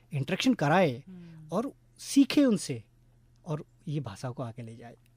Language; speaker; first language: Hindi; non-native, local second language; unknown